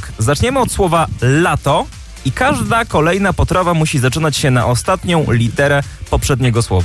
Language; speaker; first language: Polish; native; Polish